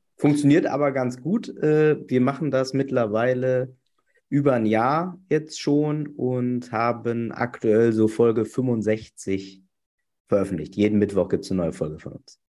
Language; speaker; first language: German; native; German